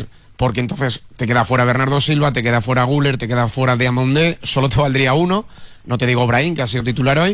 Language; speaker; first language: Spanish; native; Spanish